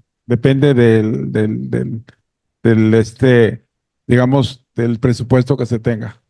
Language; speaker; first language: Spanish; native; Spanish